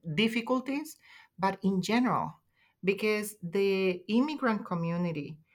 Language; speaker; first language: English; non-native, fluent; Spanish